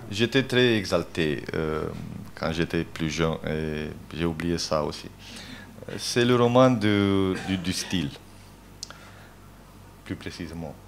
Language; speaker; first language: French; non-native, fluent; Romanian